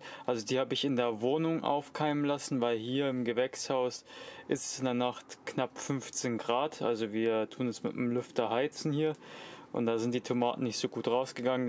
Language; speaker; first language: German; native; German